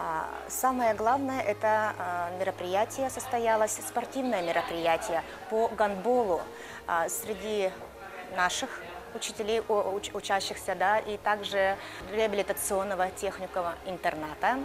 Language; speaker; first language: Russian; native; Russian